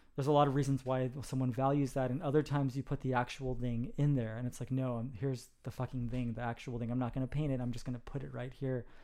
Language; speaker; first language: English; native; English